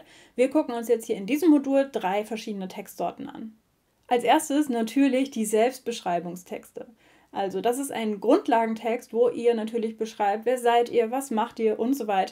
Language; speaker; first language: German; native; German